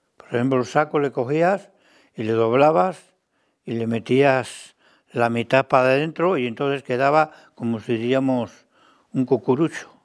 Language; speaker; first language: Spanish; native; Spanish